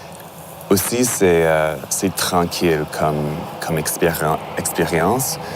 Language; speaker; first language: French; non-native, learner; English